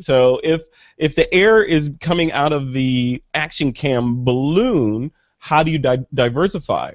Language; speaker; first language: English; native; English